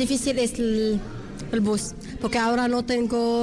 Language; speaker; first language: Spanish; non-native, learner; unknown